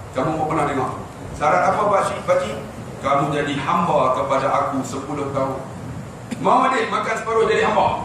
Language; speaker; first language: Malay; native; Malay